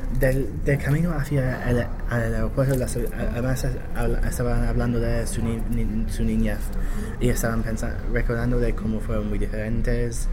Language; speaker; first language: Spanish; non-native, learner; English